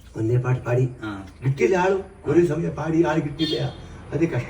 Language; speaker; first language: Malayalam; non-native, learner; Kannada